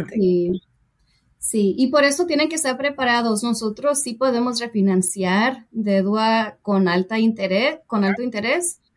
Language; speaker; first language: Spanish; early bilingual, heritage; Spanish